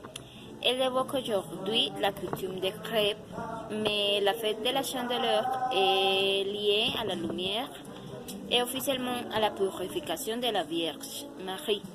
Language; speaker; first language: French; non-native, learner; Spanish